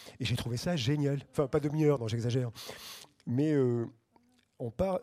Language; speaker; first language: French; native; French